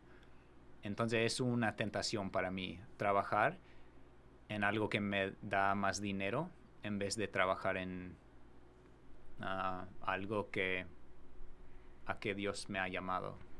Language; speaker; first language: Spanish; non-native, fluent; English